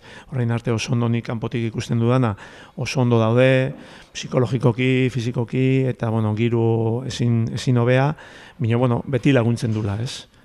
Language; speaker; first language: Basque; native; Basque